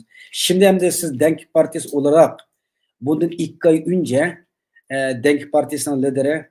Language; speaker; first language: Turkish; non-native, learner; Uyghur